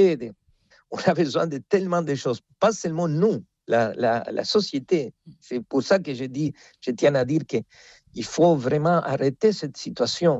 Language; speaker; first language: French; non-native, fluent; Spanish